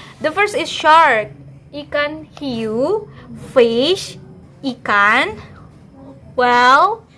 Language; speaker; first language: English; non-native, fluent; Indonesian